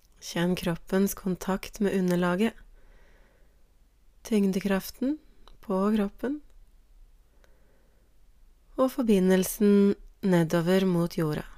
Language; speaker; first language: Norwegian; native; Norwegian